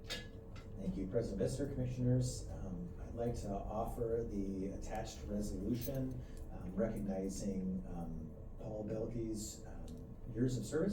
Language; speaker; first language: English; native; English